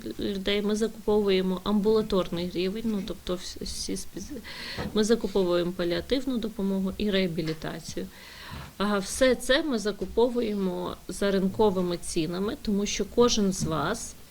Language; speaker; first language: Ukrainian; native; Ukrainian